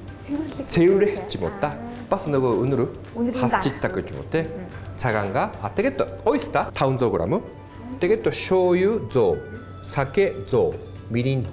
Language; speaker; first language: Mongolian; non-native, fluent; Japanese